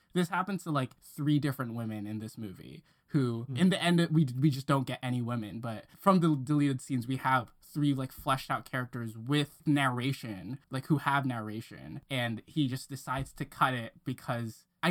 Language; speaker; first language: English; non-native, local second language; Cantonese